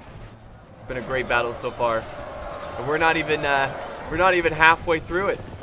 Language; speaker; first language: English; native; English